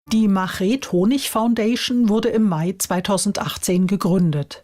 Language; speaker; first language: German; native; German